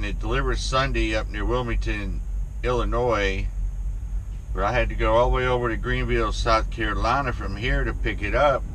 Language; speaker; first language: English; native; English